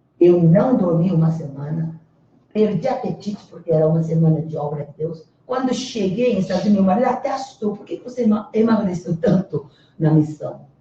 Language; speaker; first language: Portuguese; early bilingual, other home language; Korean